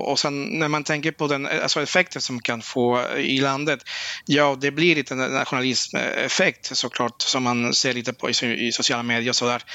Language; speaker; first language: Swedish; non-native, fluent; Spanish